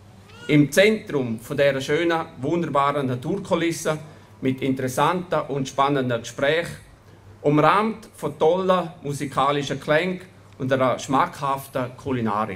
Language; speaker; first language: German; native; German